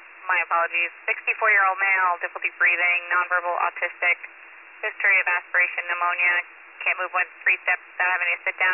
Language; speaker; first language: English; native; English